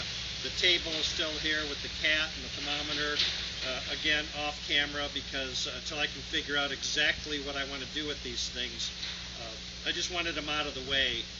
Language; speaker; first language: English; native; English